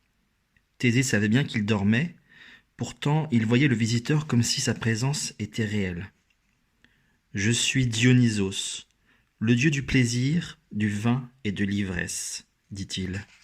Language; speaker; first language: French; native; French